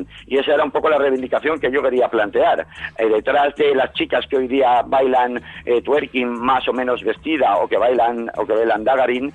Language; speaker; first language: Spanish; native; Spanish